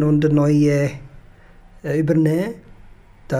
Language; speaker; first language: German; non-native, learner; Tigrinya